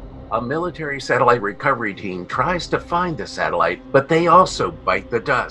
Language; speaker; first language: English; native; English